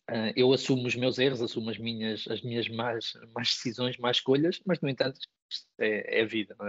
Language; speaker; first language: Portuguese; native; Portuguese